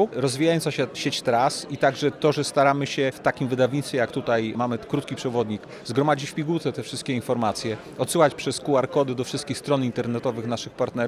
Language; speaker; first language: Polish; native; Polish